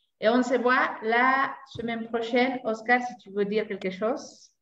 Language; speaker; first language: French; non-native, learner; Spanish